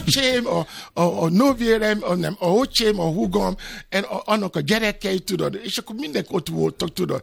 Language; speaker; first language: Hungarian; non-native, fluent; Yoruba